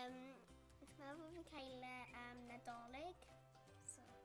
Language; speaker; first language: Welsh; non-native, local second language; English